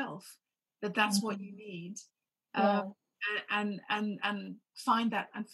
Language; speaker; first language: English; native; English